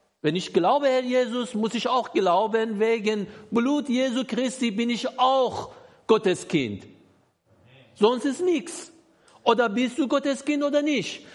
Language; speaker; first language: German; non-native, learner; Persian